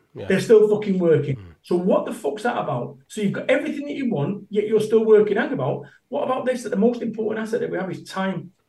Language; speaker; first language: English; native; English